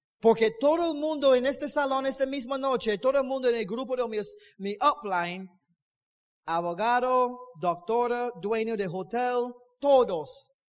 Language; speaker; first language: Spanish; non-native, learner; English